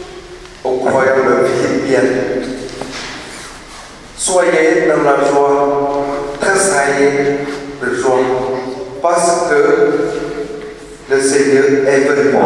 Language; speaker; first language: French; non-native, fluent; Vietnamese